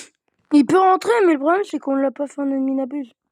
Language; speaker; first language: French; native; French